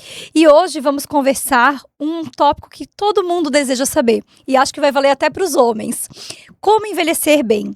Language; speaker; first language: Portuguese; native; Portuguese